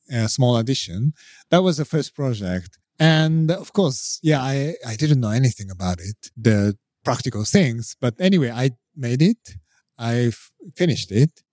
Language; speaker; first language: English; non-native, fluent; Japanese